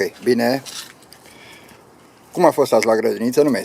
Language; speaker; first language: Romanian; native; Romanian